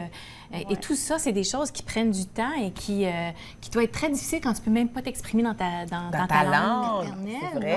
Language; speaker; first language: French; native; French